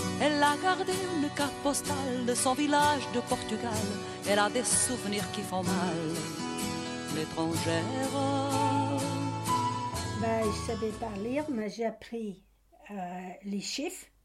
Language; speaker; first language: French; non-native, learner; Portuguese